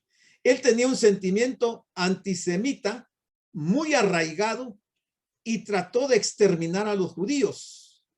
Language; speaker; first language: Spanish; native; Spanish